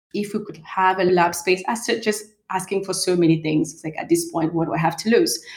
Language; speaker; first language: English; non-native, fluent; French